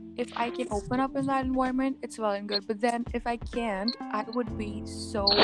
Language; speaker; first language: English; non-native, local second language; Punjabi